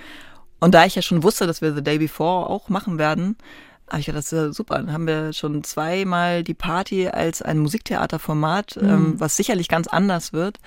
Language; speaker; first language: German; native; German